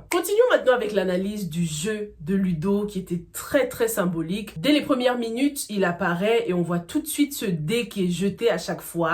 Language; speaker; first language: French; native; French